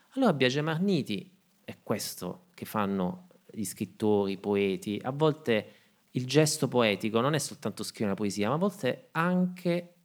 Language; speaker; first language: Italian; native; Italian